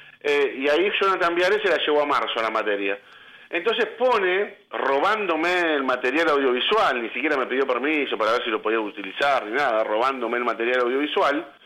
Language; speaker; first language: Spanish; native; Spanish